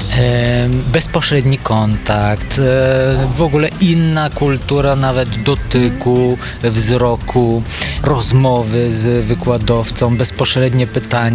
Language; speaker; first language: Polish; non-native, fluent; Bulgarian